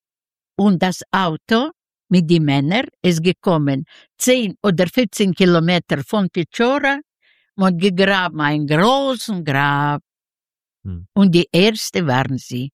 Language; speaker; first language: German; non-native, learner; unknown